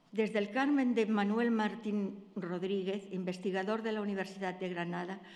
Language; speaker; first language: Spanish; native; Spanish